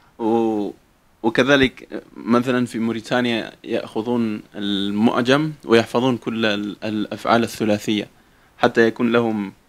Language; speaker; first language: Arabic; non-native, fluent; Spanish